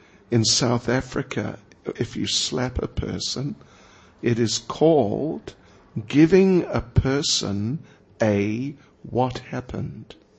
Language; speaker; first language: English; native; English